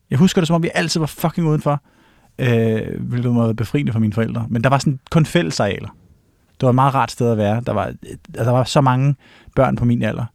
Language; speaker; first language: Danish; native; Danish